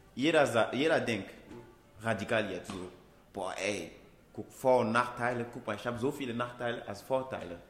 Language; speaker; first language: German; non-native, fluent; Ewe